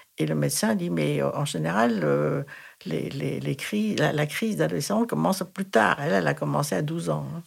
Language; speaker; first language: French; non-native, fluent; Thai